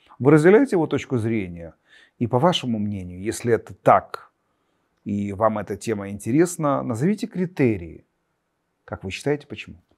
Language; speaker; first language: Russian; native; Russian